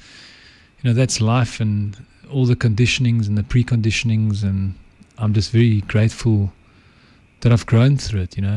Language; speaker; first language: English; non-native, local second language; Afrikaans